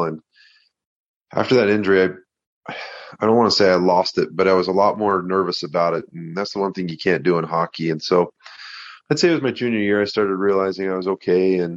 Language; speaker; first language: English; native; English